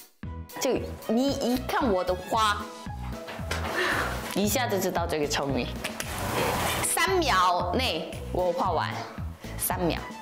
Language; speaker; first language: Chinese; non-native, learner; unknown